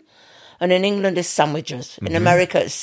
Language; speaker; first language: German; non-native, fluent; English